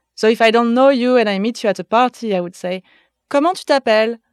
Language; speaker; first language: English; non-native, fluent; French